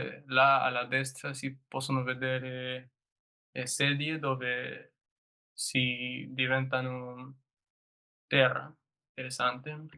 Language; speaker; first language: Italian; non-native, learner; English